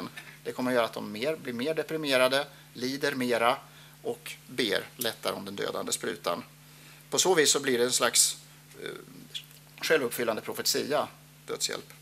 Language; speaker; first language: Swedish; native; Swedish